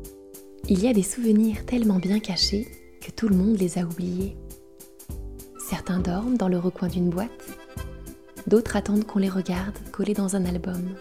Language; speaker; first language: French; native; French